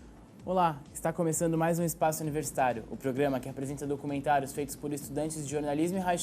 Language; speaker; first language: Portuguese; native; Portuguese